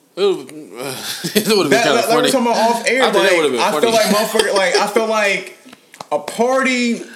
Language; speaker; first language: English; native; English